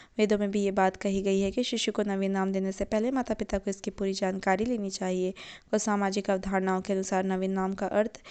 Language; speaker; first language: Hindi; native; Hindi